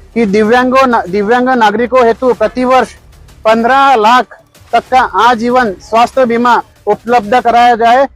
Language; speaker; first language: Hindi; non-native, local second language; Marathi